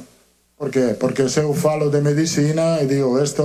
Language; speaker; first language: Portuguese; non-native, learner; Italian